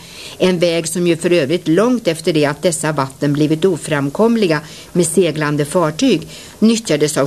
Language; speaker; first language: Swedish; native; Swedish